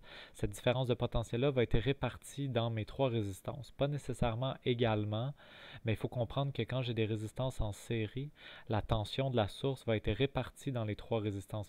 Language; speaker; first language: French; native; French